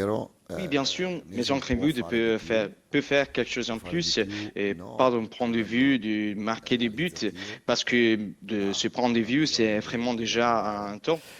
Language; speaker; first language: French; non-native, fluent; Italian